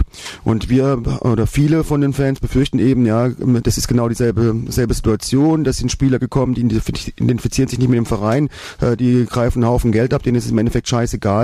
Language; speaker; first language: German; native; German